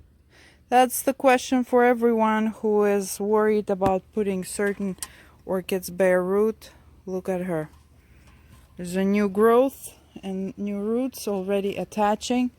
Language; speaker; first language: English; non-native, fluent; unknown